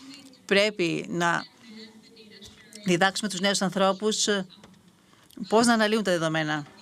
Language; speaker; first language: Greek; native; Greek